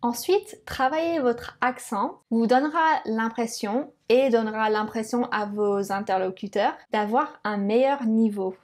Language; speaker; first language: French; non-native, fluent; English